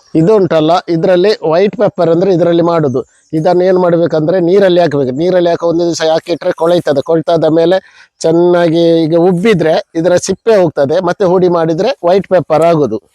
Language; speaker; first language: Kannada; non-native, local second language; Tulu